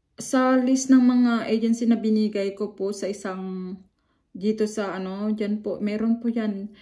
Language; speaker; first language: Filipino; non-native, local second language; Iloko